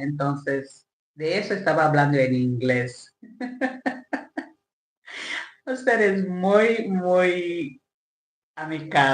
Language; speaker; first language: Spanish; non-native, learner; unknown